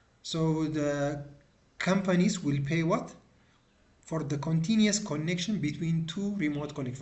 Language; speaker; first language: English; non-native, local second language; Amharic